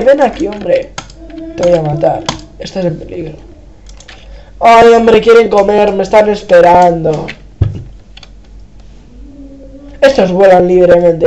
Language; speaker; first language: Spanish; native; Spanish